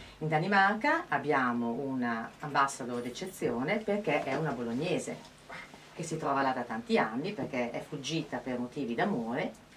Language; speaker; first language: Italian; native; Italian